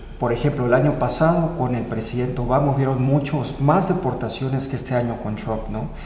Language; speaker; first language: Spanish; early bilingual, heritage; Spanish